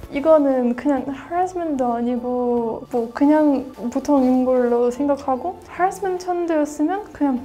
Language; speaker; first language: Korean; non-native, fluent; Russian